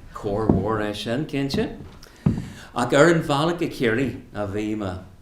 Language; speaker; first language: Irish; non-native, local second language; English